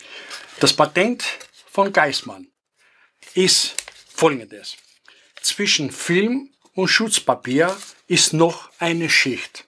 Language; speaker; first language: German; non-native, fluent; Greek